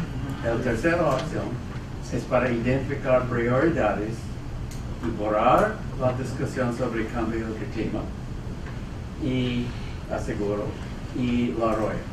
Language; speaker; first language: Spanish; non-native, fluent; English